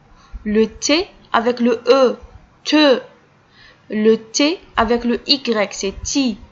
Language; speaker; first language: French; non-native, local second language; Arabic